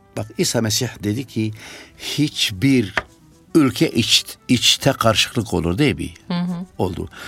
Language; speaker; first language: Turkish; non-native, fluent; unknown